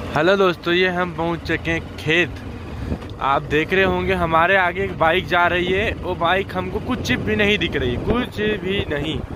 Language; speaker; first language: Hindi; native; Hindi